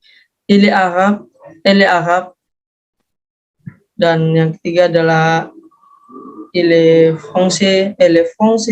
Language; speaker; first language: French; non-native, learner; Indonesian